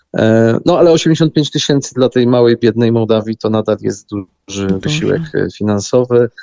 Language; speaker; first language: Polish; native; Polish